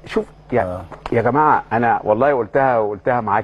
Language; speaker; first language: Arabic; native; Arabic